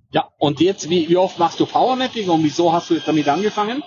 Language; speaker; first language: German; native; German